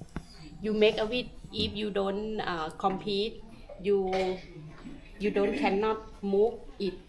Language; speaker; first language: English; non-native, learner; Thai